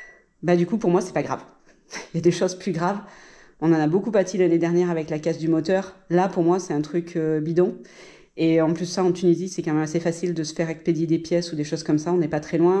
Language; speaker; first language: French; native; French